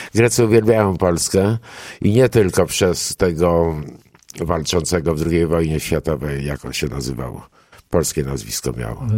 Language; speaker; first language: Polish; early bilingual, other home language; Greek